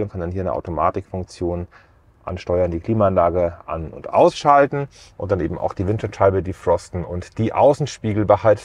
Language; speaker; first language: German; native; German